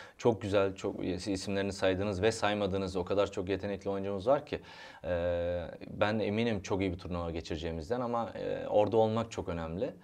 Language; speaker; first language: Turkish; early bilingual, heritage; Turkish